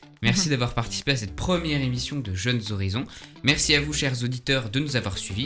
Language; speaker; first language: French; native; French